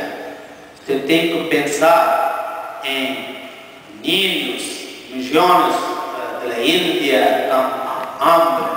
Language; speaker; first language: Spanish; non-native, fluent; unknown